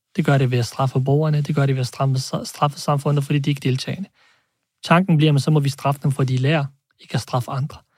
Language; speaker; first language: Danish; early bilingual, other home language; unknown